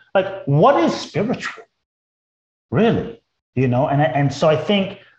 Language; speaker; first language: English; native; English